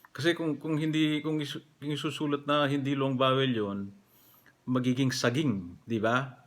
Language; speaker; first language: Filipino; non-native, local second language; Pampanga